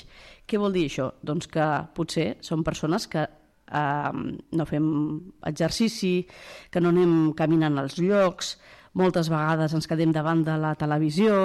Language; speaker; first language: Catalan; native; Catalan